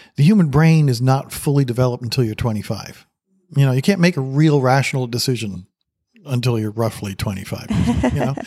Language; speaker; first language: English; native; English